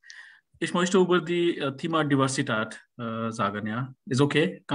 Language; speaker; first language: German; non-native, learner; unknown